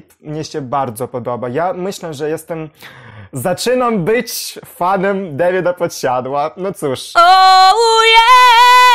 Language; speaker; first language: Polish; non-native, learner; Ukrainian